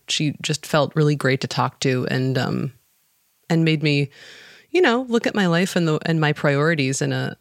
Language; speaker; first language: English; native; English